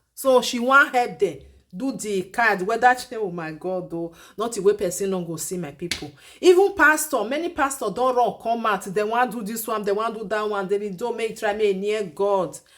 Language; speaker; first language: Nigerian Pidgin; native; Nigerian Pidgin